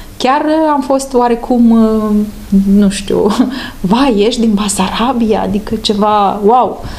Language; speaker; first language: Romanian; native; Romanian